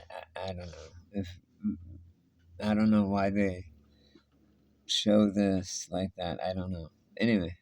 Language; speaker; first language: English; native; English